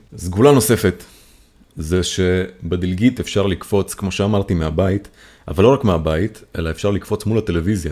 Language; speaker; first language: Hebrew; native; Hebrew